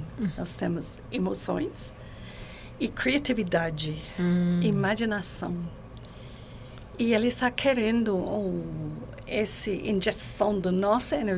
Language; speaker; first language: Portuguese; non-native, learner; English